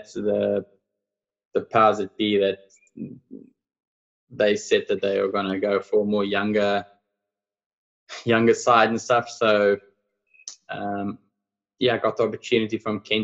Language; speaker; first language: English; non-native, local second language; Afrikaans